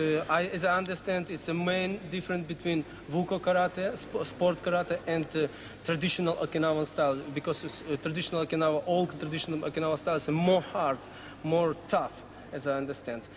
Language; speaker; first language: English; non-native, fluent; Russian